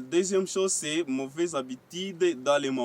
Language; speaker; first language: French; non-native, local second language; Swahili